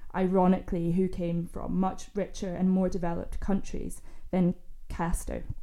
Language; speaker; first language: English; native; English